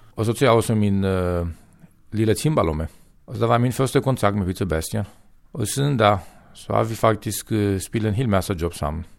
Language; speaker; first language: Danish; non-native, fluent; Romanian